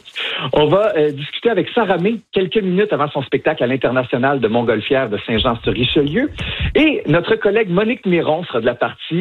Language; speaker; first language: French; native; French